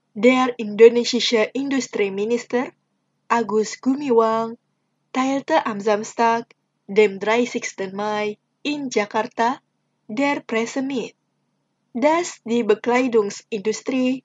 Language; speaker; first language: German; non-native, fluent; Indonesian